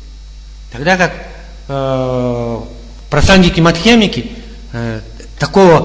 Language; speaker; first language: Russian; native; Russian